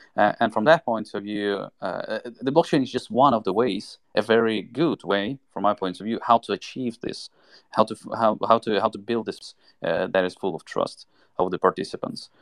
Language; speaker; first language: English; non-native, fluent; Russian